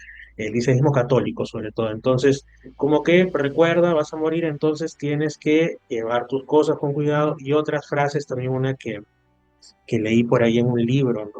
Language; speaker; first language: Spanish; native; Spanish